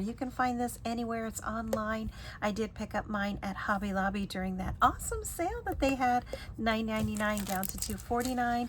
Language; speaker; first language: English; native; English